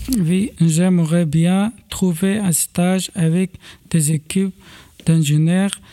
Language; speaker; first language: French; non-native, learner; Persian